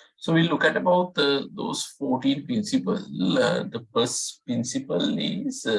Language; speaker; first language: English; non-native, local second language; Sinhala